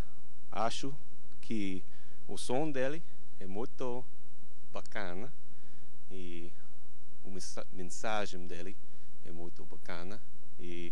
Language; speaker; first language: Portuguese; non-native, learner; English